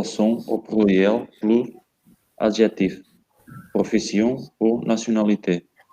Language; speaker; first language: French; non-native, learner; Portuguese